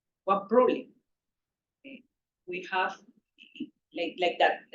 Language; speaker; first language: English; non-native, local second language; Spanish